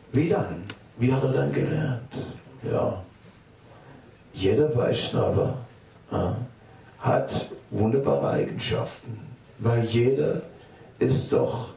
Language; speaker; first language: German; non-native, fluent; Dutch